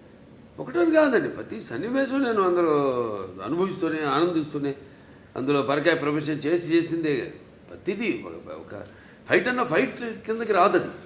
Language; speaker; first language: Telugu; native; Telugu